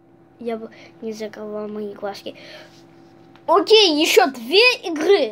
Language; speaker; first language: Russian; early bilingual, heritage; Russian